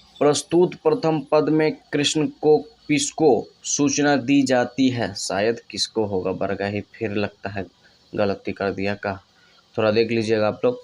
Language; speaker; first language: Hindi; native; Hindi